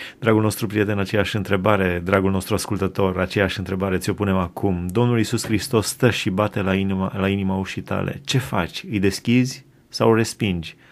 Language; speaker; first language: Romanian; native; Romanian